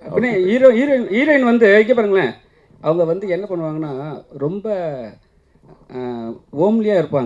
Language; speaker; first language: Tamil; native; Tamil